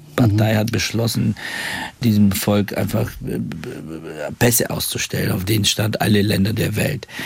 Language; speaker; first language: German; non-native, fluent; Bulgarian